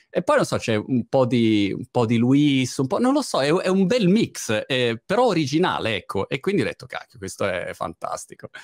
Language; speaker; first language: Italian; native; Italian